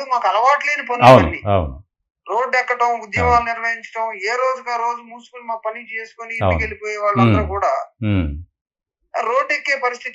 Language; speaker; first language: Telugu; native; Telugu